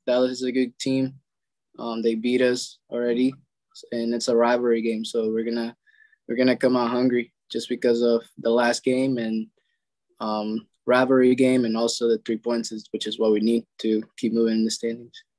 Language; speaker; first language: English; non-native, fluent; Spanish